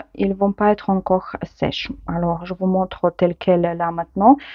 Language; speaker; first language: French; non-native, fluent; Ukrainian